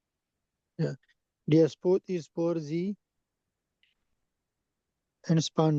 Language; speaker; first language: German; non-native, learner; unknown